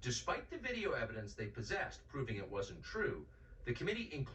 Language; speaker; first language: English; native; English